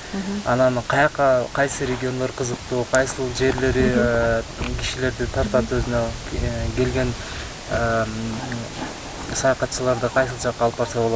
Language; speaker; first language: Kyrgyz; non-native, fluent; French